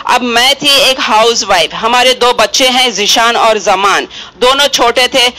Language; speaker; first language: Hindi; non-native, local second language; Urdu